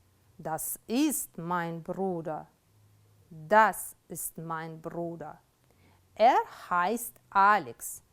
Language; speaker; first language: German; non-native, fluent; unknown